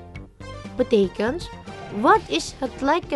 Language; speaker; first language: Dutch; non-native, learner; Indonesian